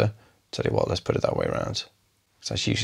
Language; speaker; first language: English; native; English